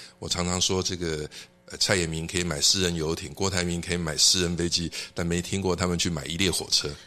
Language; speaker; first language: Chinese; native; Chinese